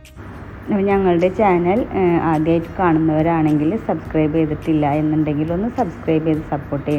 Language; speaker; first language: Malayalam; native; Malayalam